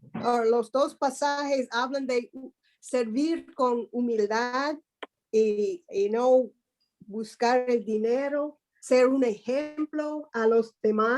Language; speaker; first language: Spanish; non-native, fluent; English